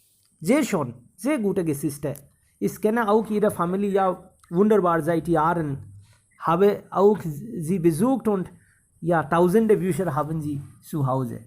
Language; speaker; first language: German; non-native, fluent; Hindi